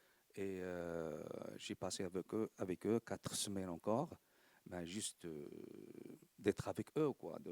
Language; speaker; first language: French; non-native, local second language; Arabic